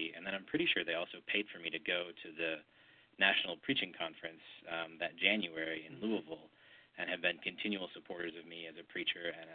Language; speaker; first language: English; native; English